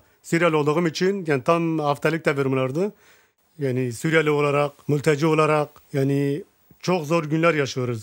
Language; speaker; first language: Turkish; non-native, learner; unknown